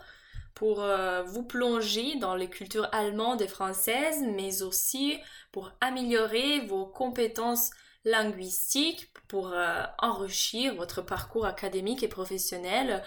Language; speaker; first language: French; non-native, fluent; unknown